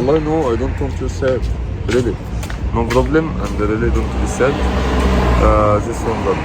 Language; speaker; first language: English; non-native, learner; Arabic